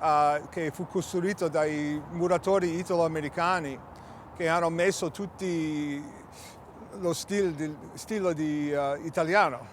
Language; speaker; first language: Italian; early bilingual, heritage; English